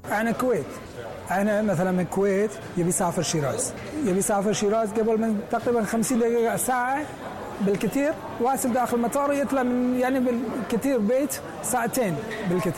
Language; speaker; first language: Arabic; non-native, learner; Persian